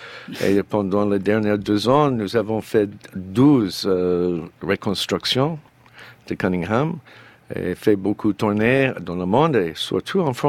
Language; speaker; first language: French; non-native, learner; English